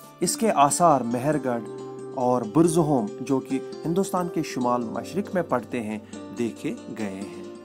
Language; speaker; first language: Urdu; non-native, local second language; Kashmiri